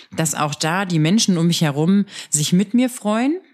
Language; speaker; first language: German; native; German